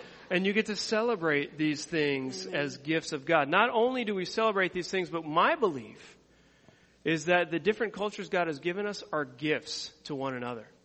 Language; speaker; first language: English; native; English